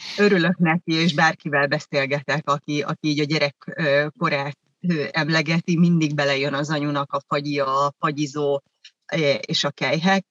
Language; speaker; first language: Hungarian; early bilingual, other home language; German